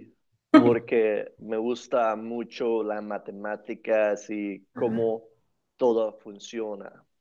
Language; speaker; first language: Spanish; early bilingual, other home language; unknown